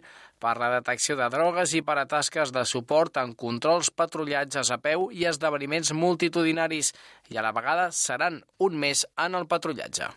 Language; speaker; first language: Catalan; native; Catalan